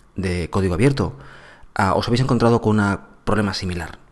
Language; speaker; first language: Spanish; native; Spanish